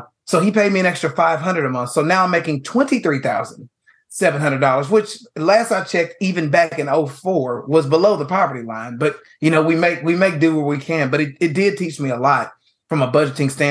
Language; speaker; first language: English; native; English